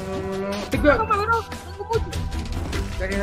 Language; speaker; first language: Spanish; native; Spanish